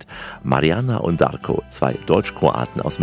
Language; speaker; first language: German; native; German